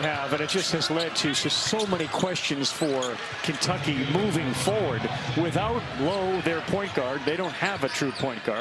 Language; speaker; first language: English; native; English